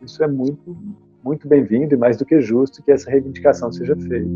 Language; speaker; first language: Portuguese; native; Portuguese